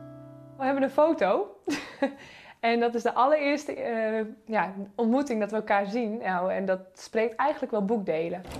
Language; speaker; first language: Dutch; early bilingual, other home language; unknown